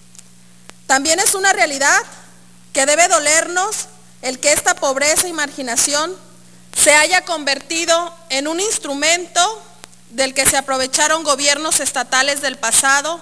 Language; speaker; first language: Spanish; native; Spanish